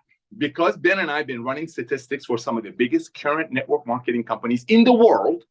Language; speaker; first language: English; native; English